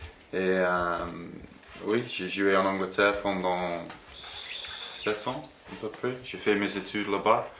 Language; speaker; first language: French; non-native, fluent; English